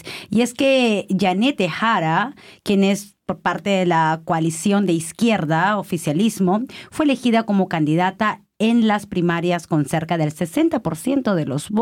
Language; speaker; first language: Spanish; native; Spanish